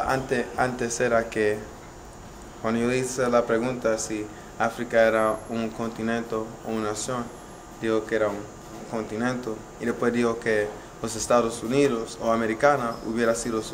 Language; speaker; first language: Spanish; non-native, learner; English